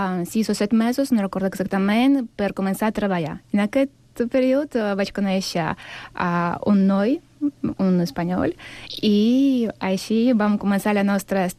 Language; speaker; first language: Catalan; non-native, fluent; Ukrainian